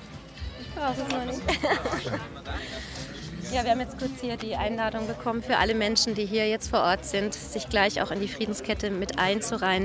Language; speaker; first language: German; native; German